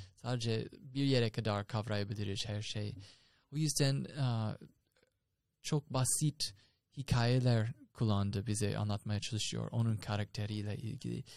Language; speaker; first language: Turkish; non-native, fluent; English